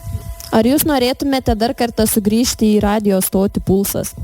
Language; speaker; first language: Lithuanian; native; Lithuanian